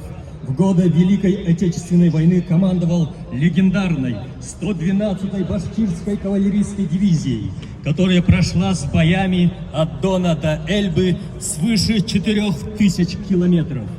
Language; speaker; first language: Russian; native; Russian